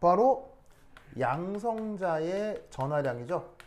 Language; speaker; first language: Korean; native; Korean